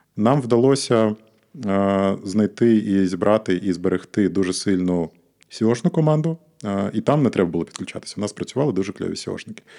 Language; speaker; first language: Ukrainian; non-native, local second language; Russian